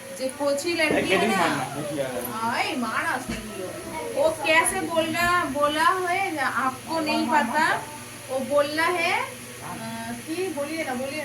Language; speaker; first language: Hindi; non-native, local second language; Bangla